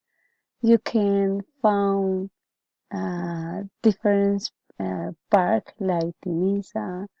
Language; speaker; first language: English; non-native, learner; Spanish